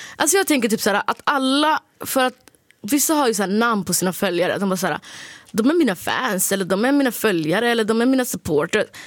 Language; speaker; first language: Swedish; early bilingual, other home language; Somali